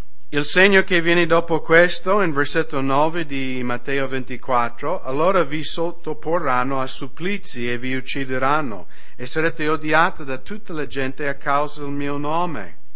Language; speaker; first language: Italian; non-native, fluent; English